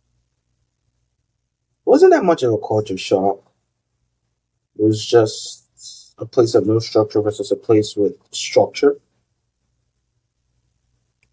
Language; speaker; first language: English; non-native, local second language; Yoruba